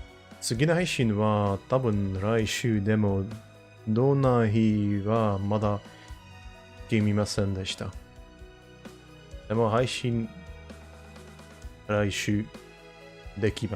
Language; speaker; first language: Japanese; non-native, learner; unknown